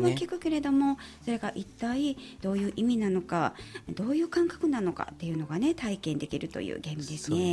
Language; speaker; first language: Japanese; native; Japanese